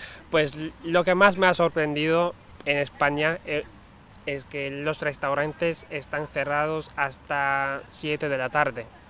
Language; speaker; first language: Spanish; non-native, fluent; Turkish